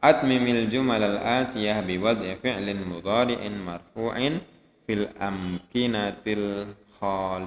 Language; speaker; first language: Arabic; non-native, fluent; Indonesian